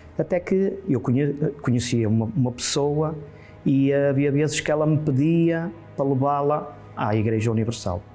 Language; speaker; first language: Portuguese; native; Portuguese